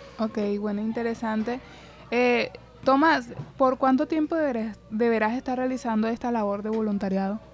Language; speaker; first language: Spanish; native; Spanish